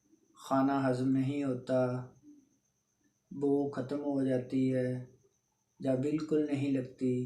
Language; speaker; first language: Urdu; non-native, local second language; Punjabi